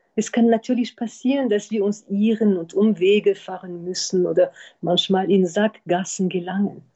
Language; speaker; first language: German; non-native, fluent; French